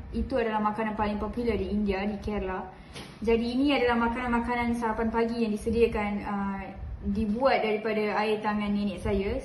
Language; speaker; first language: Malay; non-native, local second language; Malayalam